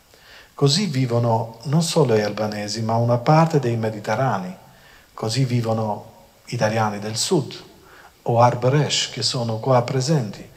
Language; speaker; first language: Italian; non-native, fluent; Albanian